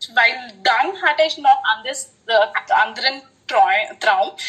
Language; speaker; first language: German; non-native, fluent; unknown